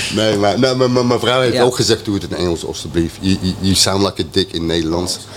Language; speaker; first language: Dutch; non-native, fluent; English